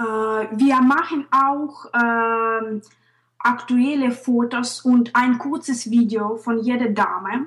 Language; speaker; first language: German; non-native, fluent; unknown